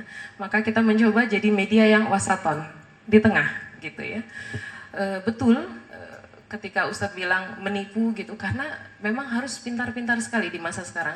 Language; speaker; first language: Indonesian; native; Indonesian